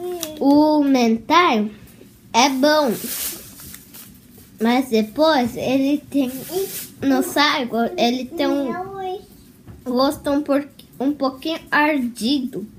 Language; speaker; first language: Portuguese; early bilingual, heritage; Portuguese